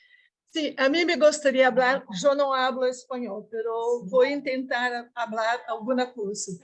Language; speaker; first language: Spanish; non-native, learner; Portuguese